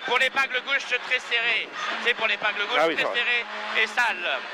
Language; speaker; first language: French; native; French